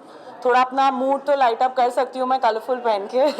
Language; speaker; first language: Hindi; native; Hindi